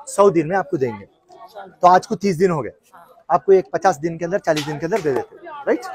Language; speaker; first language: Hindi; non-native, local second language; Urdu